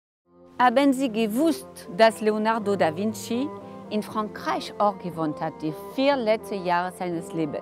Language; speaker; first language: German; non-native, fluent; French